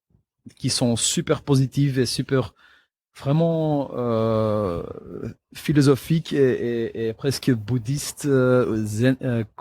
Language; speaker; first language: French; non-native, local second language; Dutch